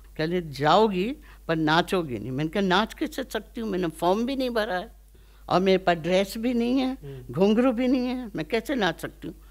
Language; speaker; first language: Hindi; native; Hindi